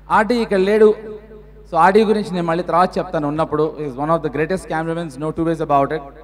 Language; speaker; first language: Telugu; native; Telugu